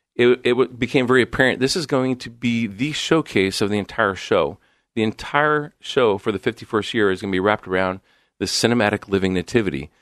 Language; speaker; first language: English; native; English